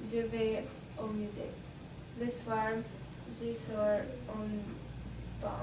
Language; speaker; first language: French; non-native, learner; English